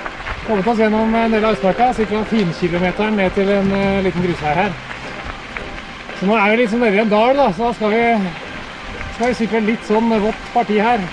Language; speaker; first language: Norwegian; native; Norwegian